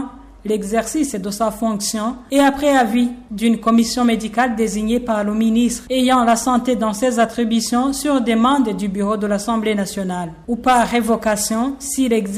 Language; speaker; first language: French; non-native, local second language; Rundi